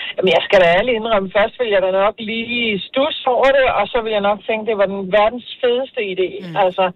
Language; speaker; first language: Danish; native; Danish